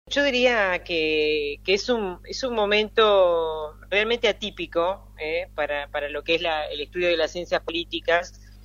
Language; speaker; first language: Spanish; native; Spanish